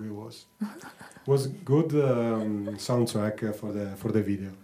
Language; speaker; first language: English; non-native, learner; Italian